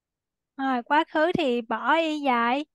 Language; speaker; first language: Vietnamese; native; Vietnamese